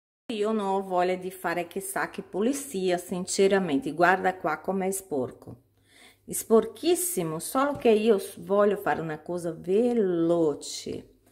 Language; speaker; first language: Italian; non-native, fluent; Portuguese